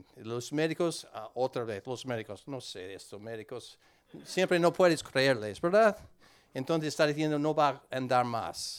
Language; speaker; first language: Spanish; non-native, learner; English